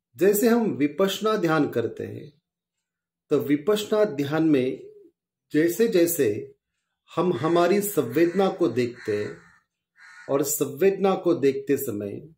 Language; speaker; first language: Hindi; non-native, local second language; Marathi